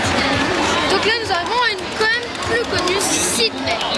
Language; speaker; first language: French; native; French